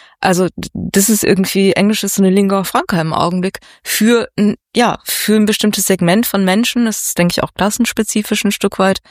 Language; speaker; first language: German; native; German